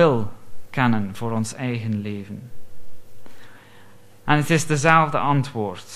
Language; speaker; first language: Dutch; non-native, fluent; English